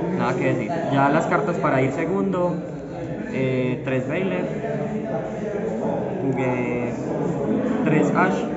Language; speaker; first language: Spanish; native; Spanish